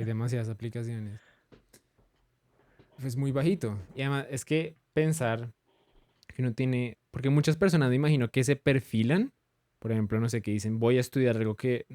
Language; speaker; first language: Spanish; native; Spanish